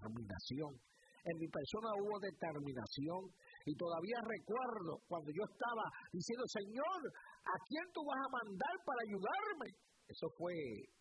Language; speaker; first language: Spanish; early bilingual, heritage; Spanish